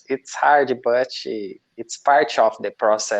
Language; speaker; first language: English; non-native, learner; Portuguese